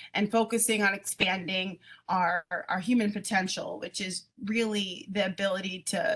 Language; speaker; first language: English; native; English